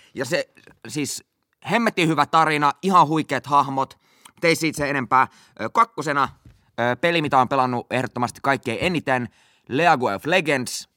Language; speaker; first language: Finnish; native; Finnish